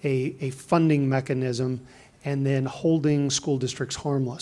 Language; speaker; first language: English; native; English